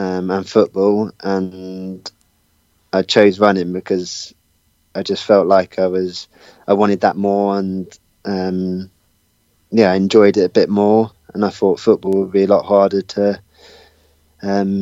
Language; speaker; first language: English; native; English